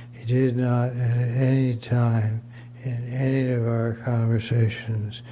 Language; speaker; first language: English; native; English